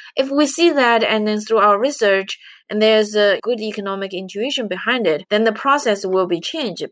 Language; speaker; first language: English; non-native, fluent; Chinese